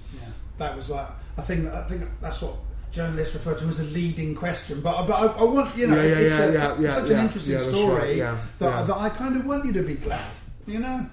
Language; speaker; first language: English; native; English